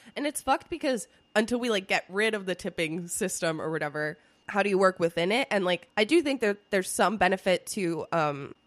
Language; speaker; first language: English; early bilingual, other home language; Spanish